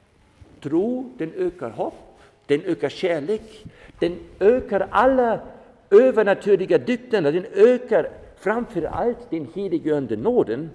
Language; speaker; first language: Swedish; non-native, fluent; German